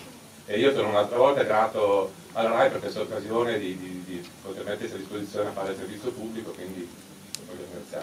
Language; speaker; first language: Italian; native; Italian